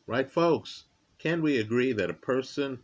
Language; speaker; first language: English; native; English